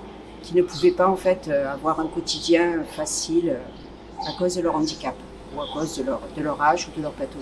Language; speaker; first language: French; native; French